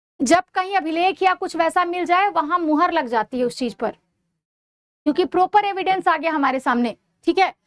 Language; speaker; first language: Hindi; native; Hindi